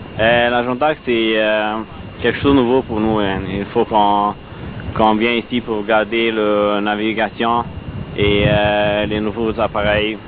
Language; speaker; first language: French; non-native, learner; Arabic